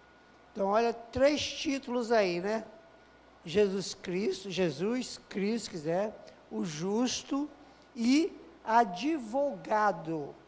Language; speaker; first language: Portuguese; native; Portuguese